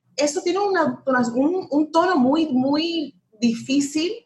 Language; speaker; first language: Spanish; early bilingual, heritage; Spanish